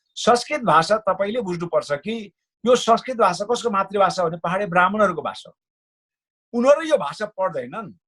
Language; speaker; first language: Nepali; non-native, local second language; Sherpa